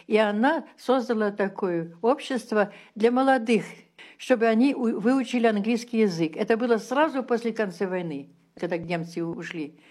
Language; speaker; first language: Russian; early bilingual, heritage; Russian